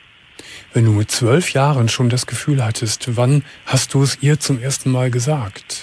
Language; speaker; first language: German; native; German